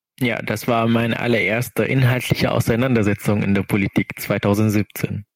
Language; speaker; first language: German; non-native, fluent; Arabic